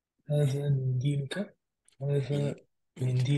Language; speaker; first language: Arabic; non-native, learner; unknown